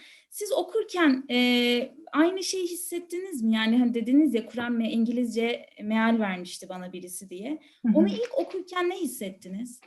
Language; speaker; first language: Turkish; native; Turkish